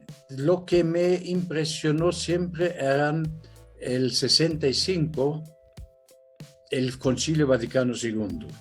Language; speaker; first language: Spanish; non-native, fluent; German